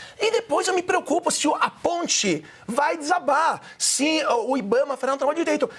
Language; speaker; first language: Portuguese; non-native, fluent; Italian